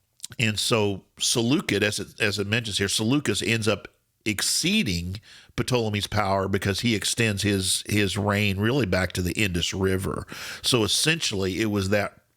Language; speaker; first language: English; native; English